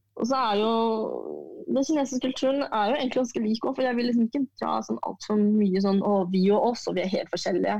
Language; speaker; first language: Norwegian; early bilingual, other home language; Chinese